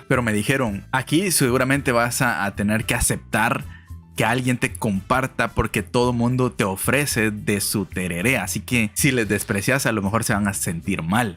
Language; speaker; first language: Spanish; native; Spanish